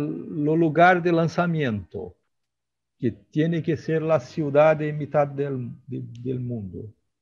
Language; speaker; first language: Spanish; non-native, learner; Portuguese